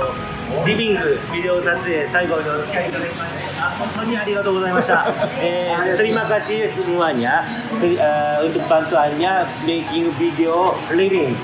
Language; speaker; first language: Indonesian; non-native, learner; Japanese